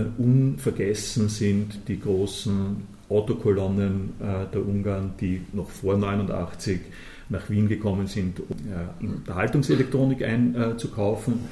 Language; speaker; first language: German; native; German